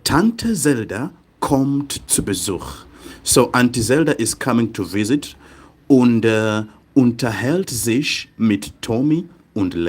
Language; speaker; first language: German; non-native, fluent; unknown